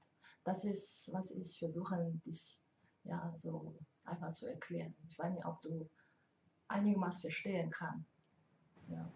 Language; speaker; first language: German; non-native, learner; Chinese